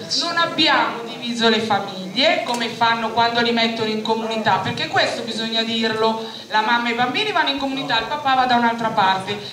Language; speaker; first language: Italian; native; Italian